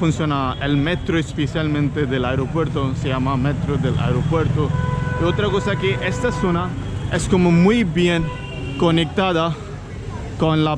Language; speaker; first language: Spanish; non-native, learner; Hindi